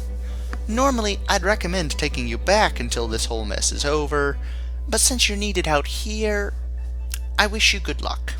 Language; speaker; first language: English; native; English